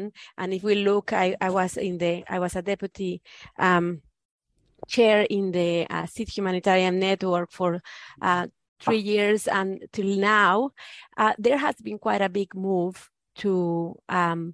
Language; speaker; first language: English; non-native, fluent; Spanish